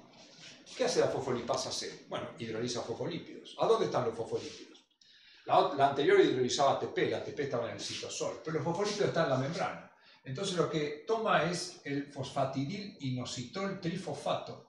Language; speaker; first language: Spanish; native; Spanish